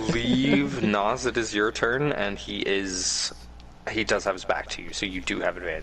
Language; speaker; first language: English; native; English